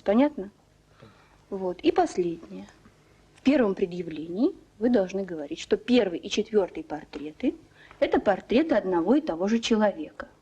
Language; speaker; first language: Russian; native; Russian